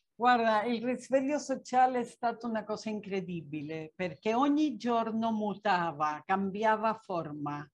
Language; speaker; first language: Italian; non-native, fluent; Spanish